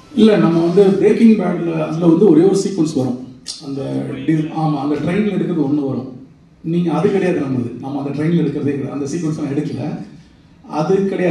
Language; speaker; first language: Tamil; native; Tamil